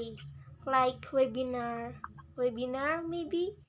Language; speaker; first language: English; non-native, learner; Indonesian